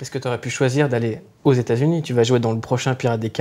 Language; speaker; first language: French; native; French